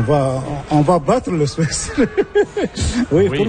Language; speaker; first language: French; non-native, local second language; Arabic